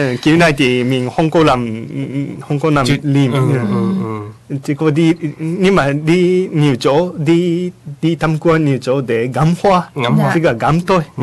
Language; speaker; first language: Vietnamese; non-native, fluent; Japanese